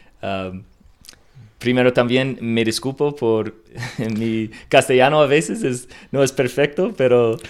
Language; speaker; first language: Spanish; non-native, learner; English